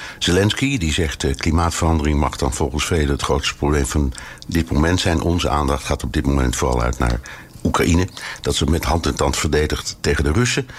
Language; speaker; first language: Dutch; native; Dutch